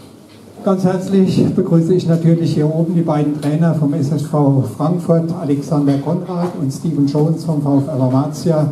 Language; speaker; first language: German; native; German